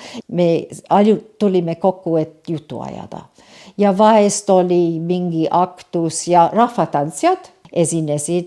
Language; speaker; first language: Estonian; early bilingual, heritage; Estonian